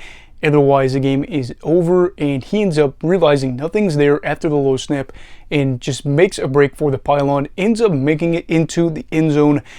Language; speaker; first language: English; native; English